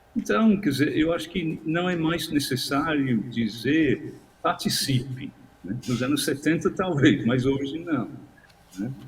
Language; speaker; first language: Portuguese; non-native, fluent; English